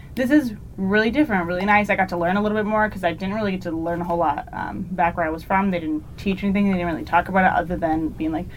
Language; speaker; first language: English; native; English